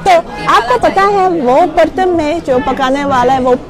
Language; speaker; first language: Hindi; non-native, learner; Chinese